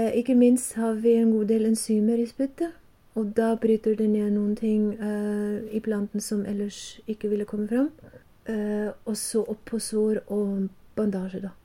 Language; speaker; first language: Norwegian; non-native, fluent; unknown